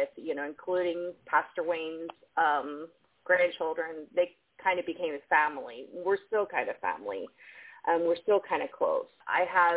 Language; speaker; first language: English; native; English